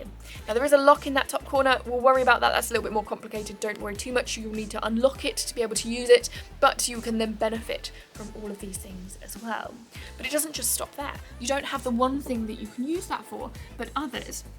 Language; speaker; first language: English; native; English